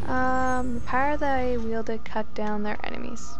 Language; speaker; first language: English; native; English